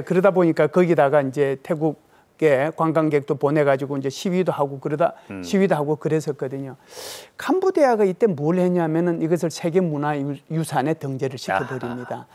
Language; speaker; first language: Korean; native; Korean